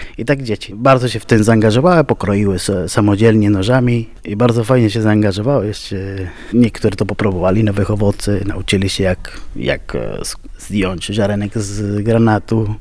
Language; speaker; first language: Polish; non-native, fluent; Spanish